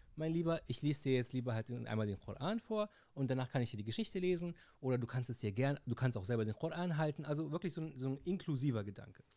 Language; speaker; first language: German; early bilingual, heritage; Arabic